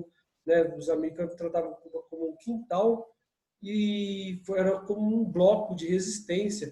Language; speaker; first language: Portuguese; native; Portuguese